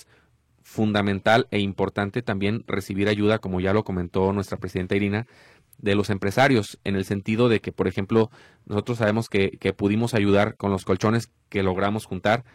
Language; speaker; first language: Spanish; native; Spanish